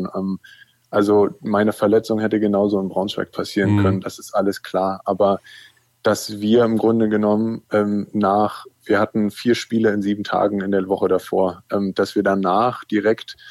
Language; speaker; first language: German; native; German